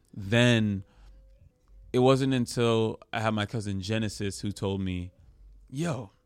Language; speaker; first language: English; early bilingual, other home language; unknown